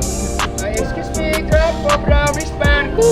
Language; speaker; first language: English; non-native, learner; Thai